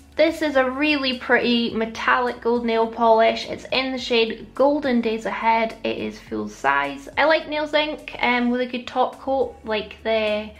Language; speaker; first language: English; native; English